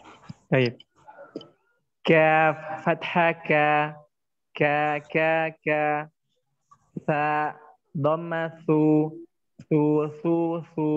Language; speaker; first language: Arabic; non-native, learner; Indonesian